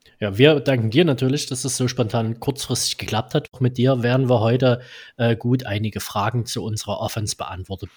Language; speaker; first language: German; native; German